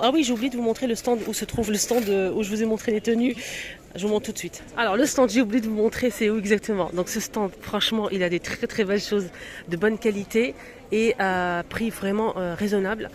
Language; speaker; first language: French; native; French